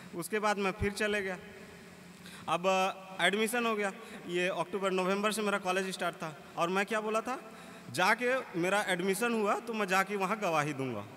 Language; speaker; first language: Hindi; native; Hindi